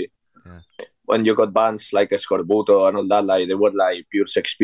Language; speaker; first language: English; non-native, fluent; Spanish